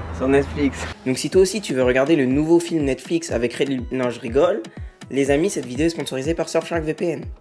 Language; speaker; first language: French; native; French